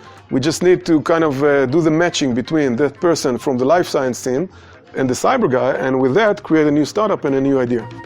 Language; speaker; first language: English; non-native, fluent; Hebrew